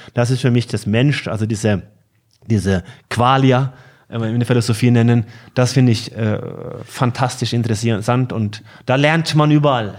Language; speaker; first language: German; non-native, fluent; Norwegian